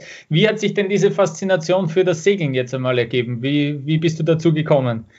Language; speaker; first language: German; native; German